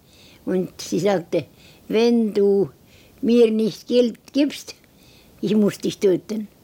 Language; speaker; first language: German; non-native, learner; Estonian